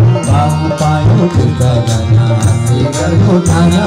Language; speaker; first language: Nepali; native; Nepali